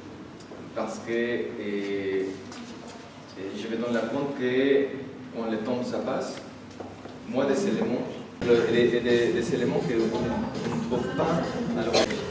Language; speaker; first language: French; non-native, fluent; Spanish